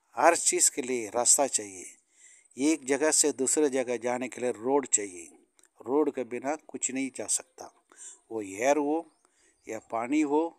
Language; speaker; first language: Hindi; non-native, local second language; Tamil